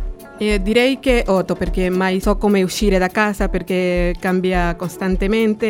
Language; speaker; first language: Italian; non-native, fluent; Spanish